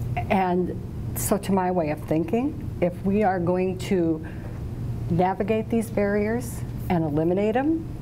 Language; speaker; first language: English; native; English